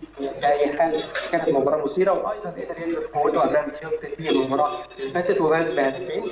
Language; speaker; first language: Arabic; native; Arabic